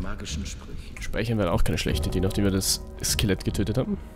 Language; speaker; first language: German; native; German